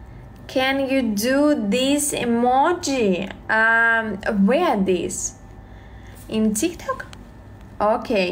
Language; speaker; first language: English; non-native, learner; Russian